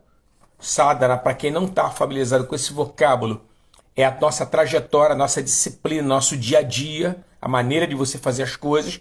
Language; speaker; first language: Portuguese; native; Portuguese